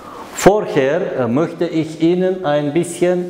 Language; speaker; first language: German; non-native, learner; Uzbek